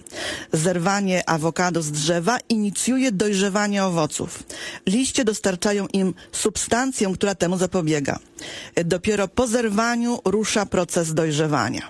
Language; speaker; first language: Polish; native; Polish